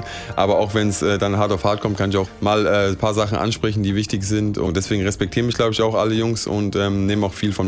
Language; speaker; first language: German; native; German